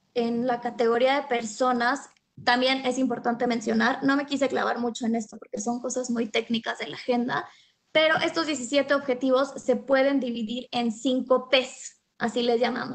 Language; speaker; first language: Spanish; native; Spanish